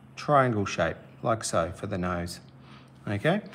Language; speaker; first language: English; native; English